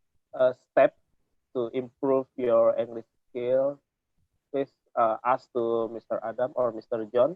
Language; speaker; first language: English; non-native, learner; Indonesian